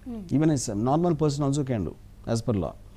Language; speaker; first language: Telugu; native; Telugu